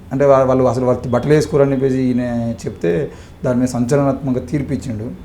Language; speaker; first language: Telugu; native; Telugu